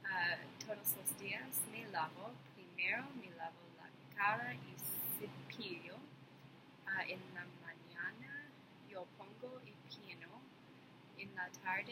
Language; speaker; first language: Spanish; non-native, learner; English